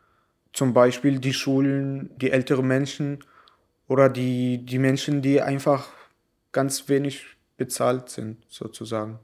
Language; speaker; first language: German; non-native, learner; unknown